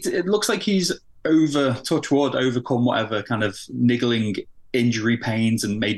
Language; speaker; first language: English; native; English